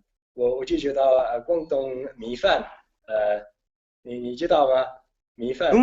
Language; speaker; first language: Chinese; non-native, learner; Italian